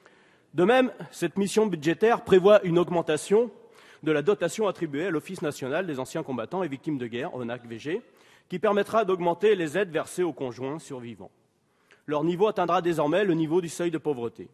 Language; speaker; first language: French; native; French